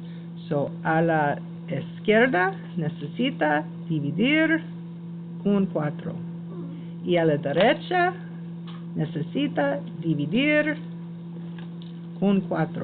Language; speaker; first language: Spanish; non-native, learner; English